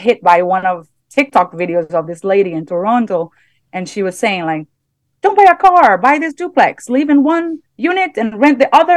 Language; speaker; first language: English; non-native, fluent; Portuguese